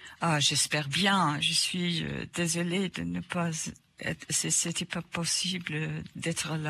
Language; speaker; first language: French; non-native, fluent; English